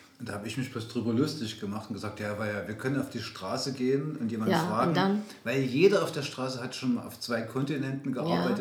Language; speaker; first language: German; native; German